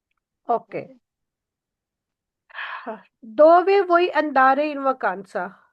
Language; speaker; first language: Italian; non-native, learner; Urdu